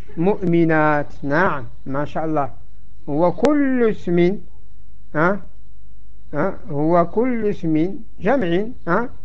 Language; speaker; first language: Arabic; native; Arabic